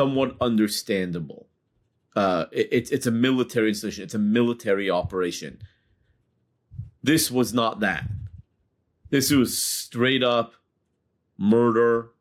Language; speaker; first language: English; native; English